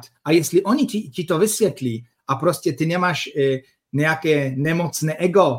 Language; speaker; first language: Czech; non-native, fluent; Polish